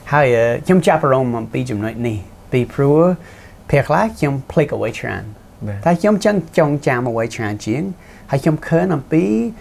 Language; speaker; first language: Khmer; non-native, fluent; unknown